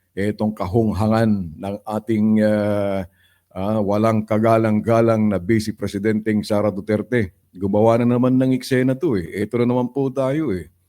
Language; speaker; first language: Filipino; native; Filipino